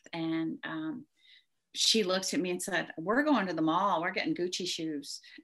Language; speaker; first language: English; native; English